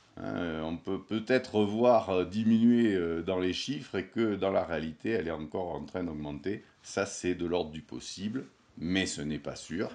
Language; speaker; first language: French; native; French